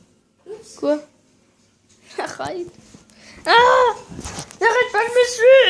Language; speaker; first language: French; native; French